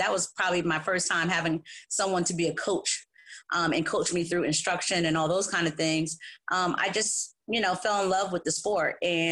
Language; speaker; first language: English; native; English